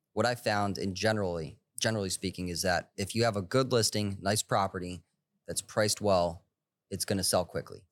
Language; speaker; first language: English; early bilingual, other home language; Hebrew